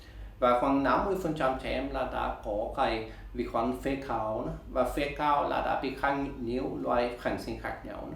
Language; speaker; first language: Vietnamese; non-native, learner; Swedish